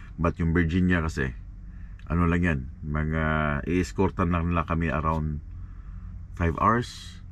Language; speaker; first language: Filipino; non-native, local second language; Cebuano